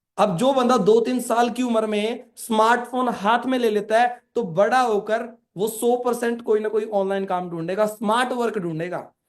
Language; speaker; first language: Hindi; native; Hindi